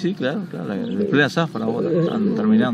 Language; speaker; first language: Spanish; native; Spanish